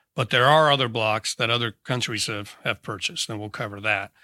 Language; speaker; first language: English; native; English